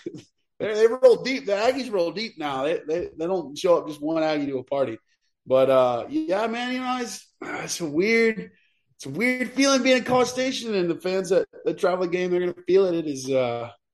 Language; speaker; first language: English; native; English